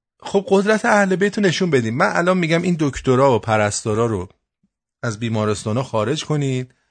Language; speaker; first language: Persian; native; Persian